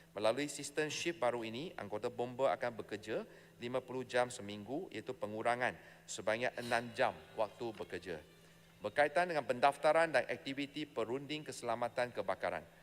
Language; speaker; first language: Malay; non-native, local second language; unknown